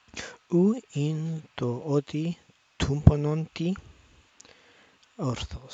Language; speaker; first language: Greek; non-native, learner; English